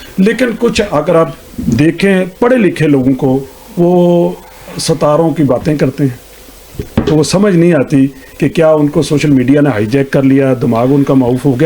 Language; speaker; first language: Urdu; non-native, local second language; Punjabi